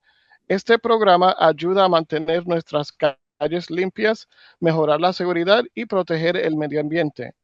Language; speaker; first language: Spanish; native; Spanish